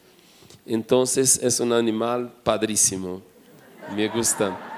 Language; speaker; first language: Spanish; non-native, fluent; Portuguese